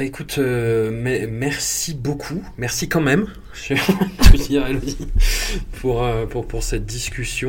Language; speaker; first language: French; native; French